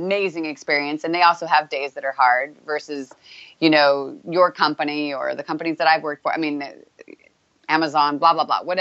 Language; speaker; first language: English; native; English